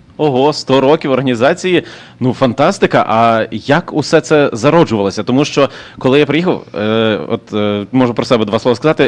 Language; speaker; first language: Ukrainian; native; Ukrainian